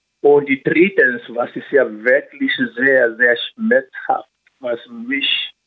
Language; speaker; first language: German; non-native, learner; Swahili